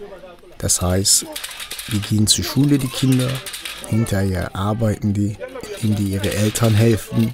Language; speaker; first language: German; non-native, local second language; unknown